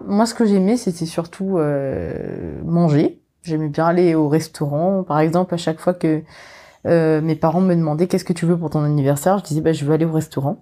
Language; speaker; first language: French; non-native, local second language; Morisyen